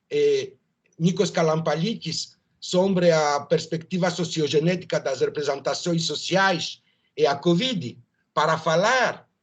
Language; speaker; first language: Portuguese; non-native, learner; French